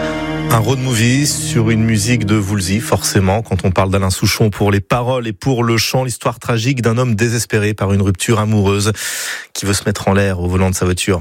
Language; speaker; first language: French; native; French